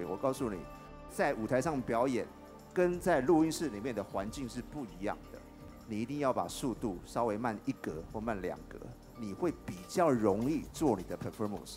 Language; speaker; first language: Chinese; native; Chinese